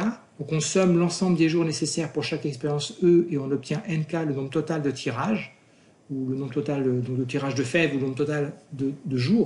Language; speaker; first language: French; native; French